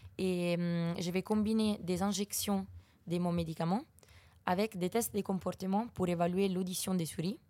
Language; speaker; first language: French; non-native, fluent; Italian